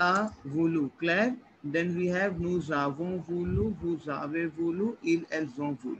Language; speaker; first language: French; non-native, learner; Hindi